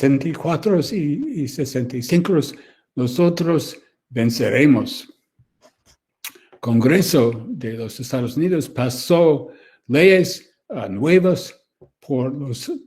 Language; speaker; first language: Spanish; non-native, learner; English